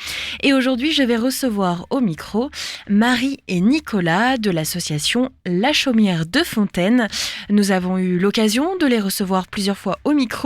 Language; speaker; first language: French; native; French